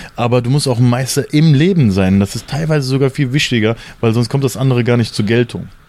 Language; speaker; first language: German; native; German